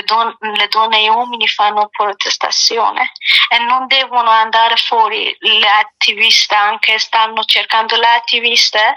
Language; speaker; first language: Italian; non-native, learner; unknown